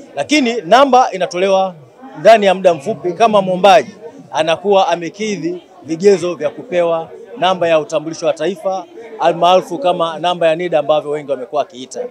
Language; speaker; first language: Swahili; native; Swahili